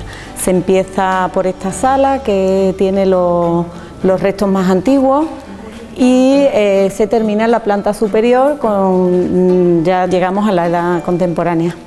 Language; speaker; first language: Spanish; native; Spanish